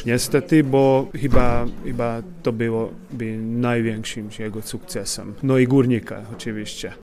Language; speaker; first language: Polish; non-native, fluent; Hungarian